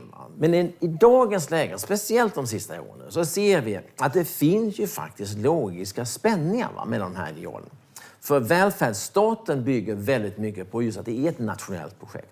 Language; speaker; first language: Swedish; native; Swedish